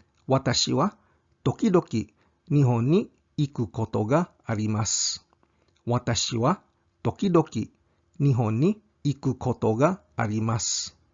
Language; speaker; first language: Japanese; non-native, fluent; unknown